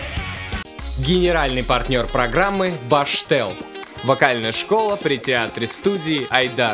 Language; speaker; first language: Russian; native; Russian